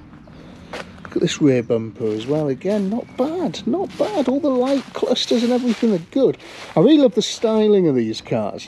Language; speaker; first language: English; native; English